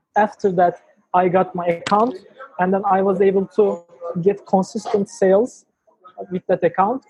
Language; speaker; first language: English; non-native, fluent; Turkish